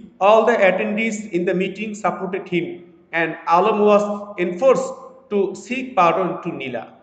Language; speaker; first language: English; non-native, local second language; Bangla